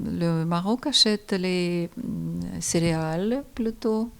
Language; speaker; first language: French; non-native, fluent; Ukrainian